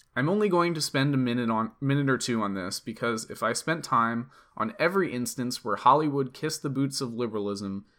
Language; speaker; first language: English; native; English